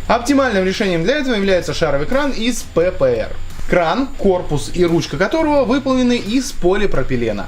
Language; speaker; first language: Russian; native; Russian